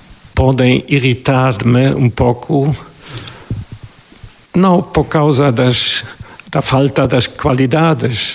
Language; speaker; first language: Portuguese; non-native, fluent; German